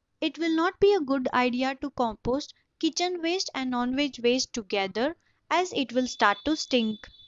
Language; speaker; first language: English; non-native, local second language; Tamil